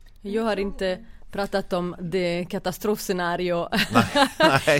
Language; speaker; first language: Swedish; non-native, fluent; Italian